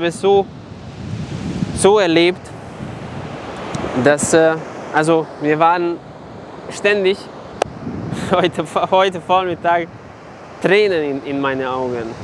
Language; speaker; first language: German; non-native, fluent; Serbian